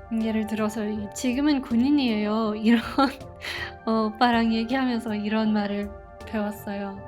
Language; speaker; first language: Korean; non-native, fluent; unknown